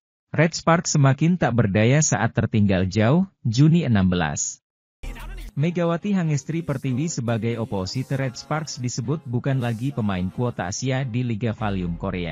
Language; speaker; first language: Indonesian; native; Indonesian